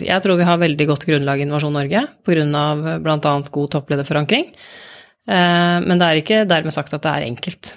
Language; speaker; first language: Norwegian; native; Norwegian